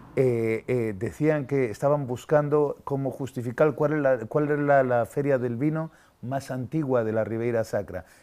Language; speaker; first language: Spanish; native; Spanish